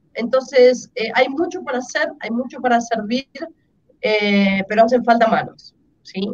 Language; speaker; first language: Spanish; native; Spanish